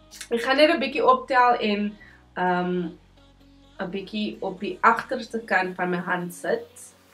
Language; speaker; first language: Afrikaans; non-native, learner; English